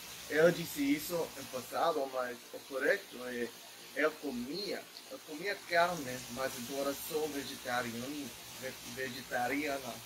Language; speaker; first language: Portuguese; non-native, learner; English